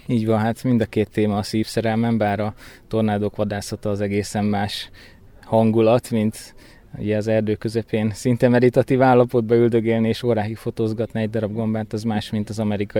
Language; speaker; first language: Hungarian; native; Hungarian